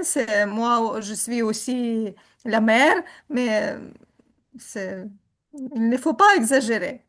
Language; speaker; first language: French; non-native, learner; Ukrainian